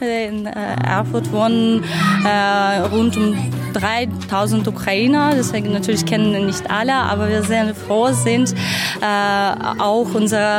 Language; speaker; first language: German; non-native, fluent; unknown